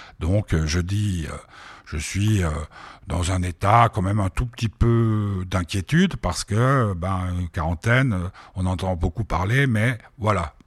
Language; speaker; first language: French; native; French